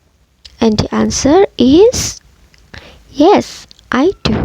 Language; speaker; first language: English; non-native, fluent; Indonesian